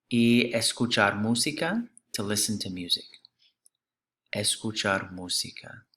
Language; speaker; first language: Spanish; non-native, fluent; English